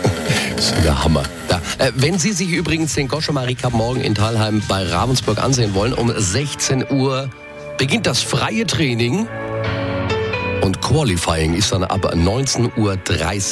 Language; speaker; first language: German; native; German